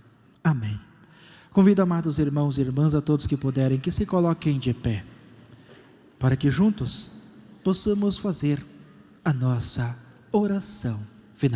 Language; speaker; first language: Portuguese; native; Portuguese